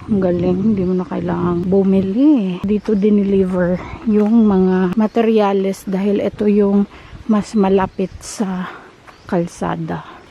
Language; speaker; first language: Filipino; non-native, local second language; Cebuano